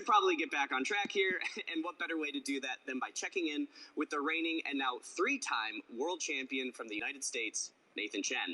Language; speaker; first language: English; native; English